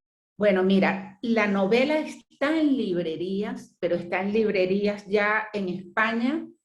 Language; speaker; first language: Spanish; native; Spanish